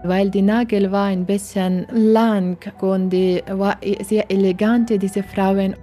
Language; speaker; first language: German; non-native, learner; Persian